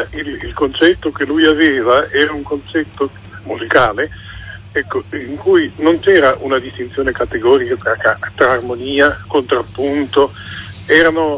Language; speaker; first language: Italian; native; Italian